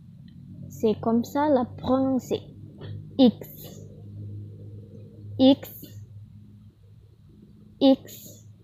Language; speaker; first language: French; non-native, learner; Indonesian